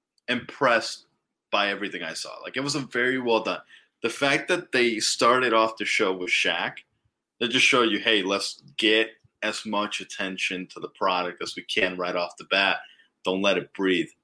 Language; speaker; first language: English; non-native, fluent; Spanish